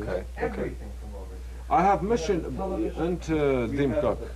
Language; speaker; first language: English; non-native, learner; Russian